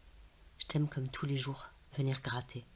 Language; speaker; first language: French; native; French